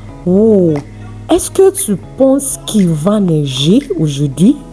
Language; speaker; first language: French; non-native, fluent; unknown